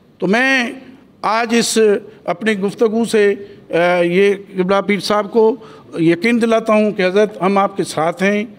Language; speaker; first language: Urdu; non-native, local second language; Sindhi